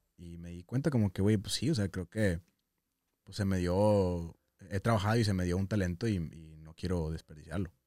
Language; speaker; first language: Spanish; early bilingual, heritage; English